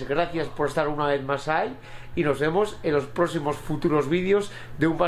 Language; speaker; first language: Spanish; native; Spanish